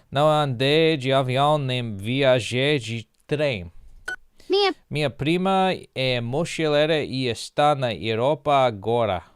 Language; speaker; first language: Portuguese; non-native, learner; English